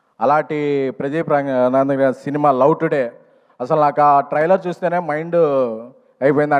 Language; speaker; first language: Telugu; native; Telugu